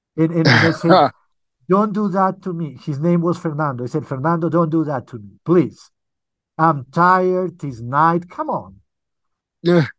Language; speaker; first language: English; early bilingual, other home language; Spanish